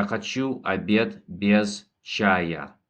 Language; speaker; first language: Russian; non-native, fluent; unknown